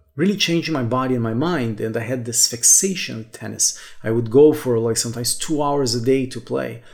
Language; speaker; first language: English; non-native, fluent; Portuguese